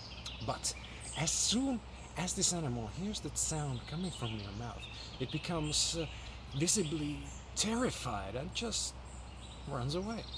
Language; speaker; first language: English; non-native, fluent; Finnish